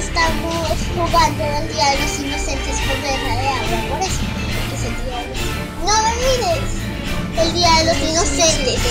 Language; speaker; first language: Spanish; native; Spanish